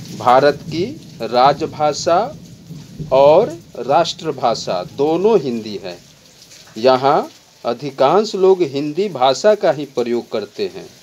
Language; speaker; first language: Hindi; native; Hindi